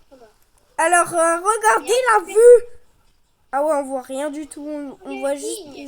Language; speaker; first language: French; native; French